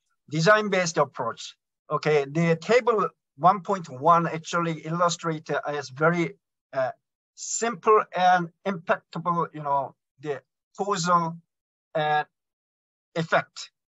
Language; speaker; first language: English; non-native, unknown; Korean